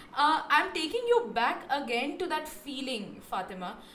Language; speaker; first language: English; non-native, local second language; Hindi